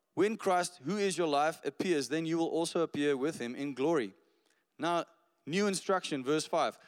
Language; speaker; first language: English; non-native, local second language; Afrikaans